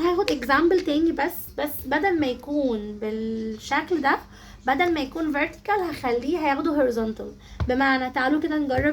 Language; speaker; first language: Arabic; native; Arabic